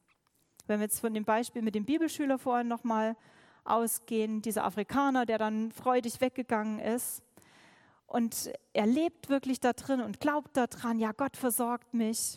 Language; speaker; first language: German; native; German